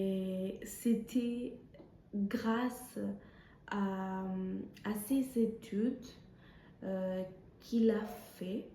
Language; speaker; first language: French; non-native, fluent; Spanish